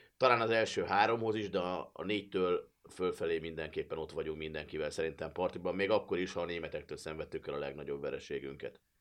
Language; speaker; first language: Hungarian; native; Hungarian